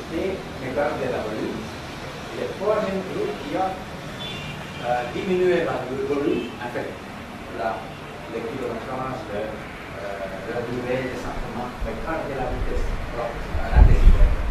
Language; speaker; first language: French; non-native, learner; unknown